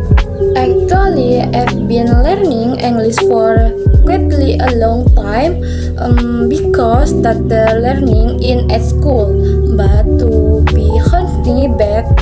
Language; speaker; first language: English; non-native, learner; Indonesian